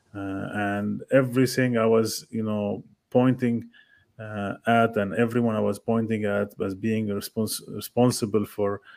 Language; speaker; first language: English; non-native, fluent; Arabic